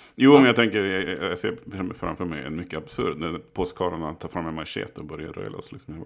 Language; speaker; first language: Swedish; native; Swedish